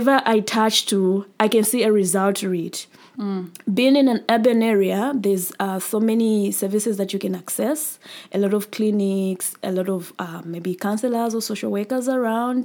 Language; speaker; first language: English; non-native, local second language; Nyanja